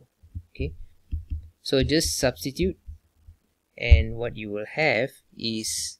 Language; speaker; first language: English; non-native, local second language; Malay